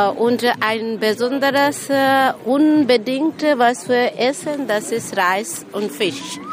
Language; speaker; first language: German; non-native, learner; Bangla